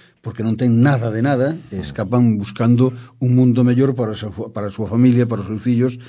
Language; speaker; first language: Galician; native; Galician